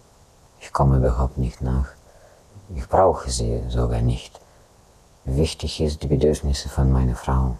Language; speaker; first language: German; non-native, fluent; Russian